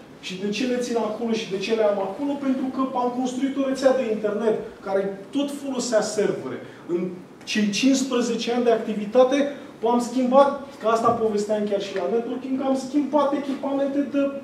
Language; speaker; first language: Romanian; native; Romanian